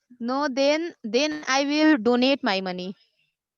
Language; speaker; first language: English; non-native, learner; Hindi